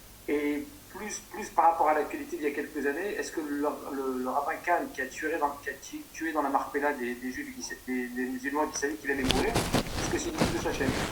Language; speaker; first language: French; native; French